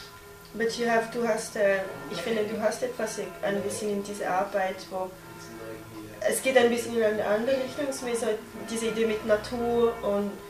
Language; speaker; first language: German; non-native, local second language; French